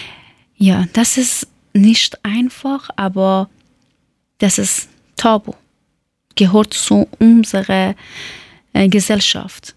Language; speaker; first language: German; non-native, learner; Persian